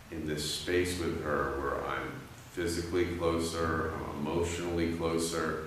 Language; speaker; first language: English; native; English